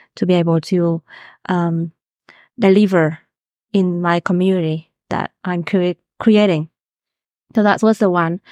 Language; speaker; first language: English; non-native, fluent; Vietnamese